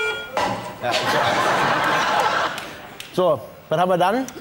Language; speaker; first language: German; native; German